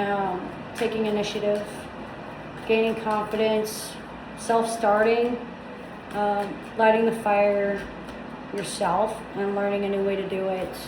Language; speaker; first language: English; native; English